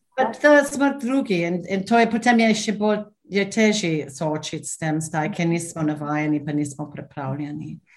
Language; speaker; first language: Slovenian; non-native, fluent; English